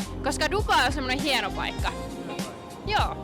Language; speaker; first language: Finnish; native; Finnish